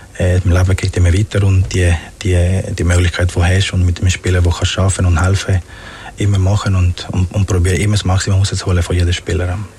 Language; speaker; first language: German; non-native, fluent; Spanish